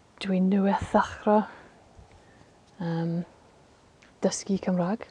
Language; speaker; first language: Welsh; non-native, learner; English